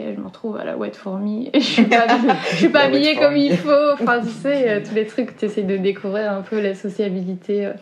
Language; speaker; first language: French; native; French